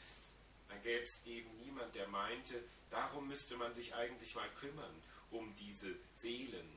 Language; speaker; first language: German; native; German